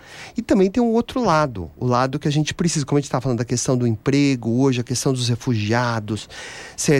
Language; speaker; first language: Portuguese; native; Portuguese